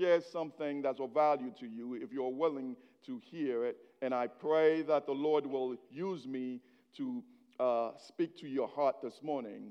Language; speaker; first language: English; non-native, fluent; Haitian Creole